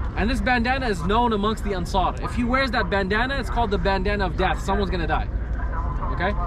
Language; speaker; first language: English; native; English